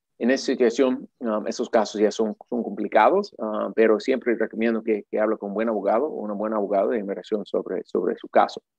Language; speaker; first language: Spanish; non-native, fluent; English